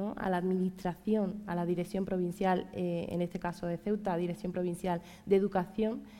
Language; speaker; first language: Spanish; native; Spanish